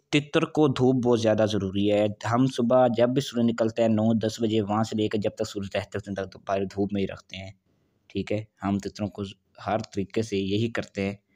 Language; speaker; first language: Urdu; non-native, local second language; Punjabi